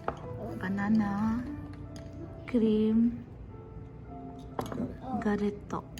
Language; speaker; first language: Japanese; non-native, fluent; Cebuano